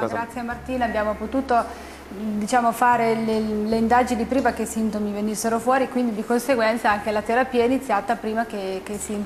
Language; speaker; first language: Italian; native; Italian